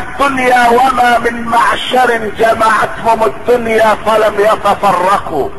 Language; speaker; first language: Arabic; native; Arabic